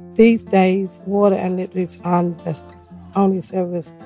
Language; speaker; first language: English; native; English